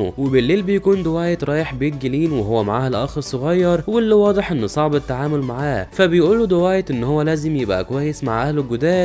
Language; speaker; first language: Arabic; native; Arabic